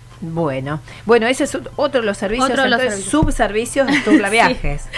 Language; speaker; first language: Spanish; native; Spanish